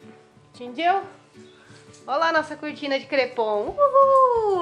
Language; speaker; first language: Portuguese; native; Portuguese